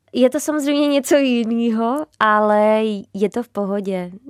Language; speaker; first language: Czech; native; Czech